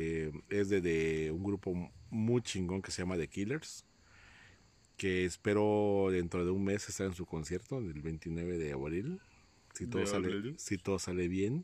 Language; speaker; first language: Spanish; native; Spanish